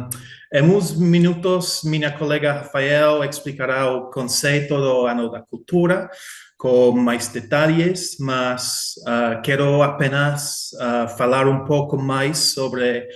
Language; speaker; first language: Portuguese; non-native, fluent; English